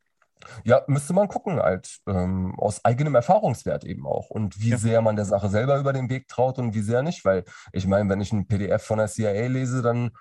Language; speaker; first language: German; native; German